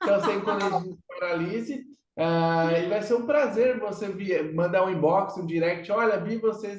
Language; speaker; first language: Portuguese; native; Portuguese